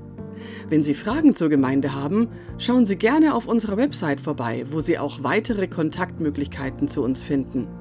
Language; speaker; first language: German; native; German